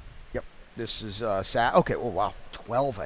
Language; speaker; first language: English; native; English